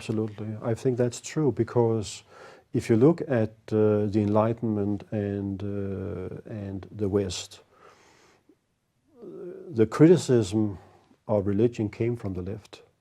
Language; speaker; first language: English; non-native, fluent; Danish